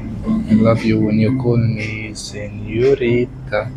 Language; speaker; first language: English; non-native, fluent; Arabic